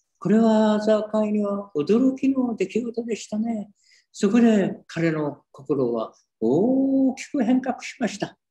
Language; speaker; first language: Japanese; native; Japanese